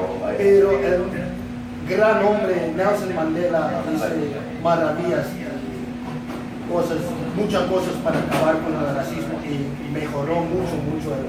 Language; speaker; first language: Spanish; non-native, fluent; Afrikaans